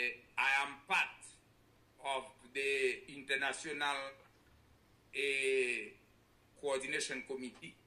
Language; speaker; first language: English; non-native, learner; Haitian Creole